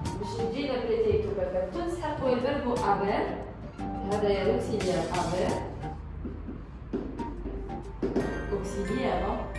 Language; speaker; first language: French; non-native, local second language; Arabic